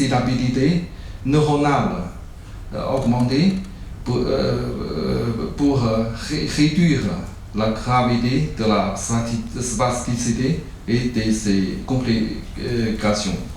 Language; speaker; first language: French; non-native, learner; Chinese